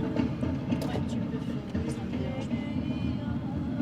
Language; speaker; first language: French; native; French